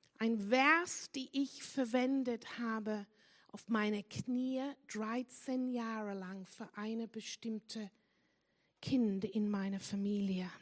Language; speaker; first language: German; non-native, fluent; English